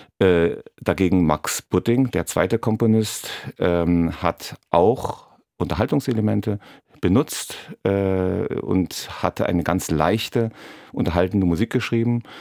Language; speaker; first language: German; native; German